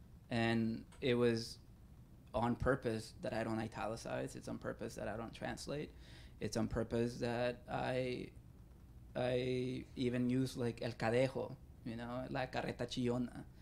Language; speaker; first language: English; early bilingual, other home language; Spanish